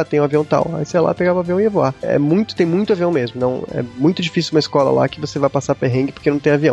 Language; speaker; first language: Portuguese; native; Portuguese